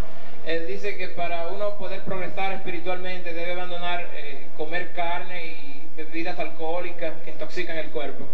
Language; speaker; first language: Spanish; native; Spanish